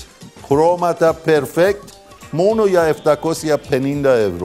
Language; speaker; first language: Greek; non-native, learner; Persian